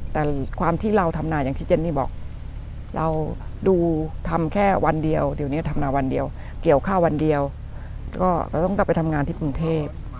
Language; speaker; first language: Thai; native; Thai